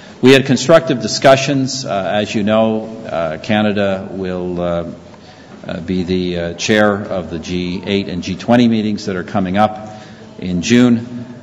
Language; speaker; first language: English; native; English